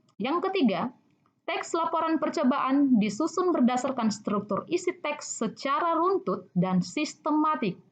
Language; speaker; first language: Indonesian; native; Indonesian